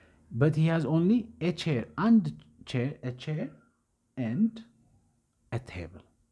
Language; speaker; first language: English; non-native, fluent; Amharic